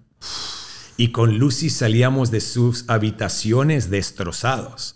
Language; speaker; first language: Spanish; early bilingual, heritage; Spanish